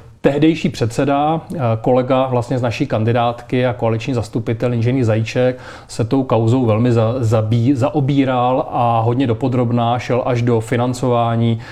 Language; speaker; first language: Czech; native; Czech